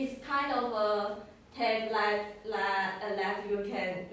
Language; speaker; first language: English; non-native, learner; Chinese